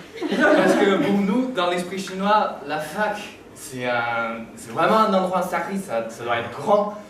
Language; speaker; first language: French; non-native, fluent; Chinese